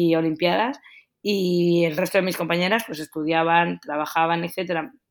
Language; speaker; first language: Spanish; native; Spanish